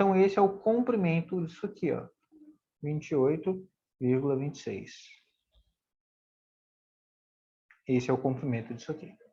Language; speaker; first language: Portuguese; native; Portuguese